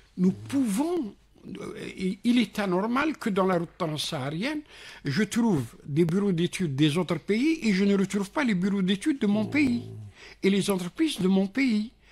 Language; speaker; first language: French; non-native, local second language; Arabic